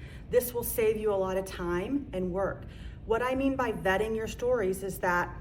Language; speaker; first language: English; native; English